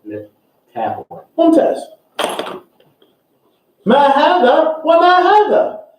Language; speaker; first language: Arabic; non-native, fluent; English